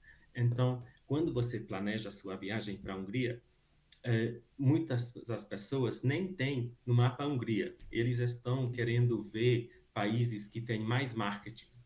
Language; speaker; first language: Portuguese; non-native, fluent; Hungarian